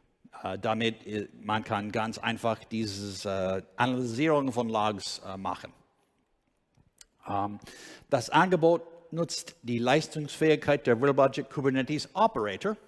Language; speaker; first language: German; non-native, learner; English